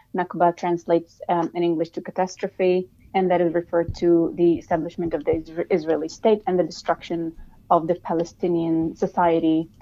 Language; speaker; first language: English; non-native, fluent; Arabic